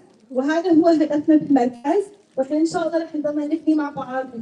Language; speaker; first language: Arabic; early bilingual, heritage; Arabic